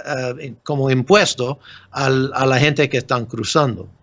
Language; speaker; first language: Spanish; non-native, fluent; English